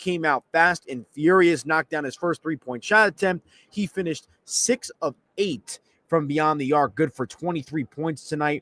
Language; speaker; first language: English; native; English